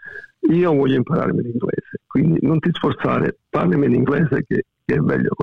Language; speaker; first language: Italian; native; Italian